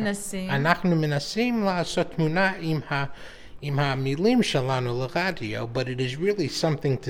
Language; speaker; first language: Hebrew; non-native, learner; English